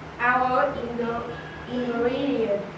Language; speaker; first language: English; non-native, learner; Vietnamese